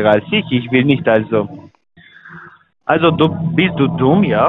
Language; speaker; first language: German; non-native, learner; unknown